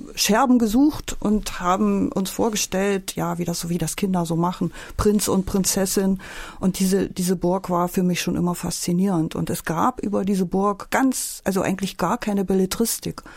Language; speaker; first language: German; native; German